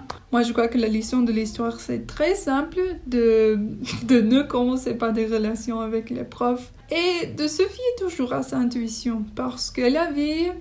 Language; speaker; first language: French; non-native, learner; English